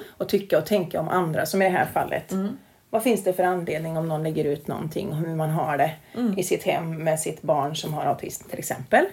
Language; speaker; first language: Swedish; native; Swedish